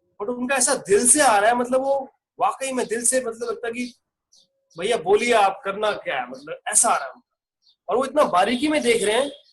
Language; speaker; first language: Hindi; native; Hindi